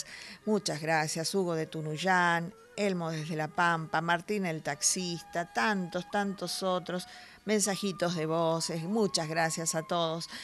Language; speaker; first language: Spanish; native; Spanish